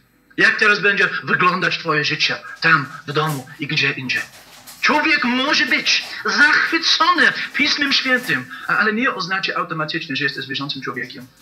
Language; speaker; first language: Polish; non-native, fluent; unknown